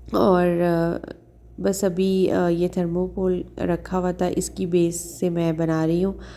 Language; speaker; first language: Urdu; native; Urdu